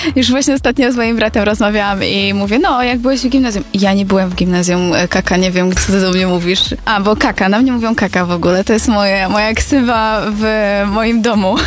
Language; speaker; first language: Polish; native; Polish